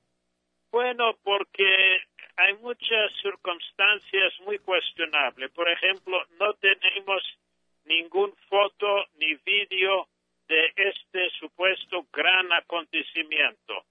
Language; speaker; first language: Spanish; non-native, fluent; English